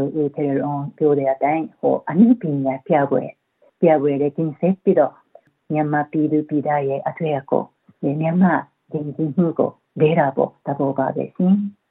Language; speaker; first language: Burmese; non-native, fluent; Japanese